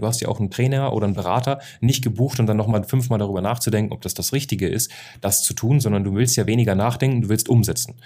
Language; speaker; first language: German; native; German